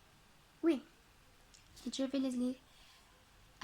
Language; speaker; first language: French; non-native, learner; Spanish